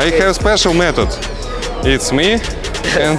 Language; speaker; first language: English; non-native, learner; Russian